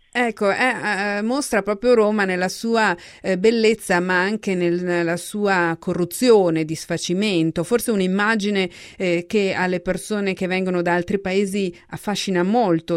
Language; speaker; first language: Italian; native; Italian